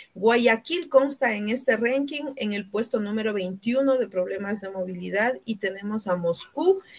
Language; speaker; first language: Spanish; native; Spanish